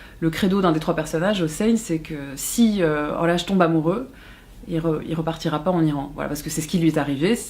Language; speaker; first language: French; native; French